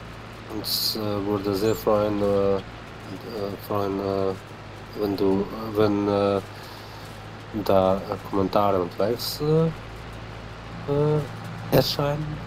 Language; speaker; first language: German; non-native, fluent; Slovenian